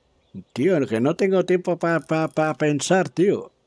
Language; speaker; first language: Spanish; native; Spanish